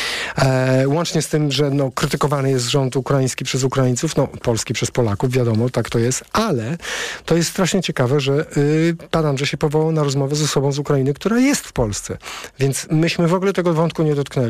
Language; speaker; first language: Polish; native; Polish